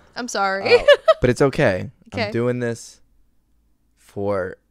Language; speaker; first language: English; native; English